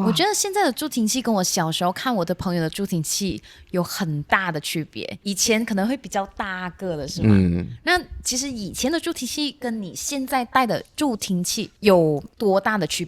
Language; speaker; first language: Chinese; non-native, local second language; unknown